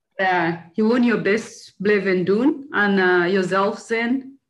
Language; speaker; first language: Dutch; non-native, learner; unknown